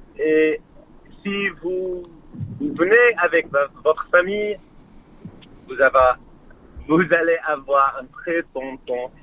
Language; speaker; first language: French; non-native, learner; English